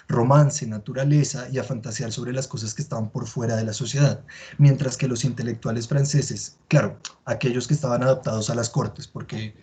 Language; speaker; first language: Spanish; native; Spanish